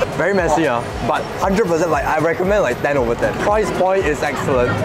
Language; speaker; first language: English; native; English